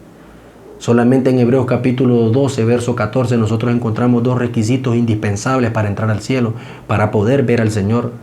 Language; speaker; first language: Spanish; native; Spanish